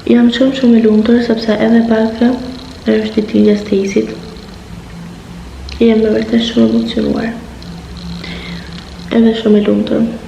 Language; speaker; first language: Albanian; early bilingual, heritage; Albanian